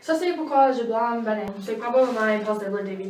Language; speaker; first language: French; non-native, learner; English